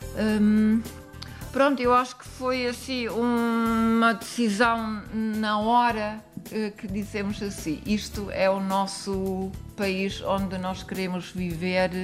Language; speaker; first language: Portuguese; non-native, fluent; German